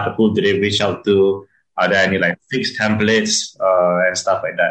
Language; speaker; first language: English; non-native, local second language; Chinese